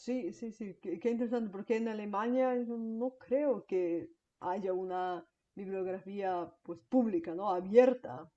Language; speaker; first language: Spanish; non-native, fluent; Bulgarian